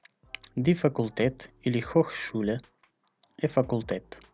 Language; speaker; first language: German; non-native, fluent; Macedonian